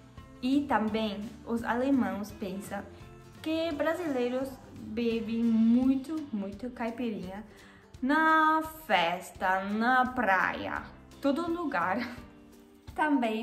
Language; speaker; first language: Portuguese; non-native, learner; German